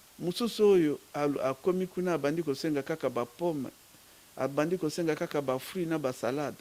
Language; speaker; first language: Lingala; native; Lingala